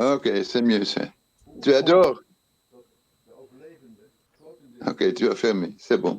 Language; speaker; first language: French; non-native, fluent; Dutch